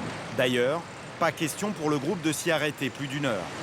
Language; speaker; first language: French; native; French